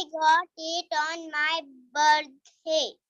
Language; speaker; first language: English; non-native, learner; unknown